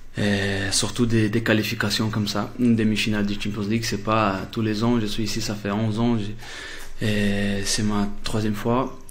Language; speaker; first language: French; non-native, fluent; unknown